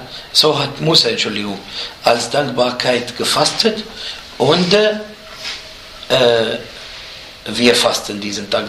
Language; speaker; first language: German; non-native, fluent; Arabic